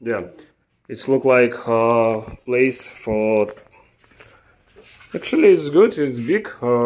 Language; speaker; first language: English; non-native, learner; Russian